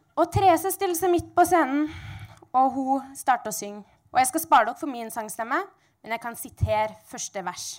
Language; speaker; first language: Norwegian; native; Norwegian